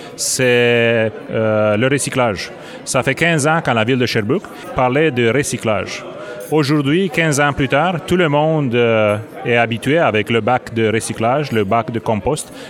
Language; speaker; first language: French; non-native, fluent; Romanian